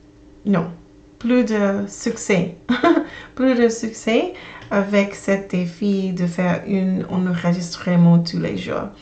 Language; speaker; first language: French; non-native, learner; English